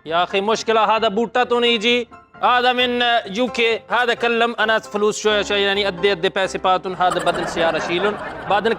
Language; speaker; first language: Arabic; non-native, learner; Punjabi